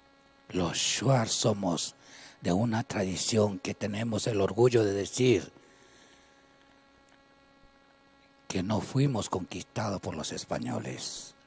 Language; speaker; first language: Spanish; non-native, local second language; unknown